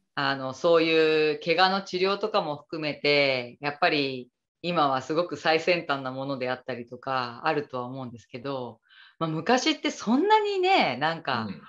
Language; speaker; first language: Japanese; native; Japanese